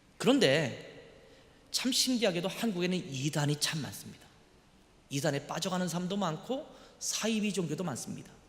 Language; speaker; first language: Korean; native; Korean